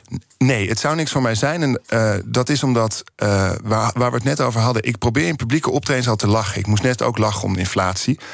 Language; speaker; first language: Dutch; native; Dutch